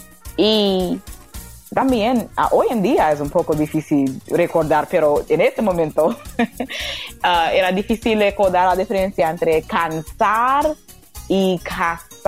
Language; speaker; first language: Spanish; non-native, learner; English